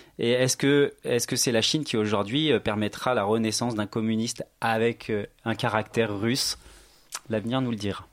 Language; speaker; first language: French; native; French